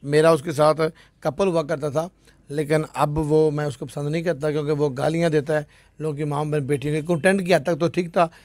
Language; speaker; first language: Urdu; non-native, local second language; Punjabi